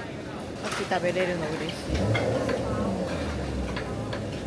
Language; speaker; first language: Japanese; native; Japanese